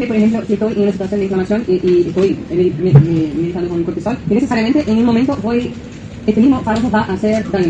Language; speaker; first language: Spanish; native; Spanish